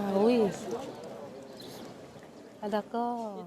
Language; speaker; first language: French; non-native, learner; Vietnamese